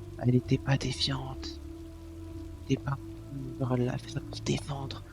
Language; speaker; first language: French; native; French